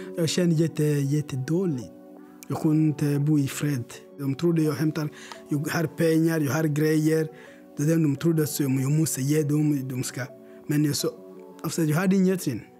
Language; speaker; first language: Swedish; non-native, learner; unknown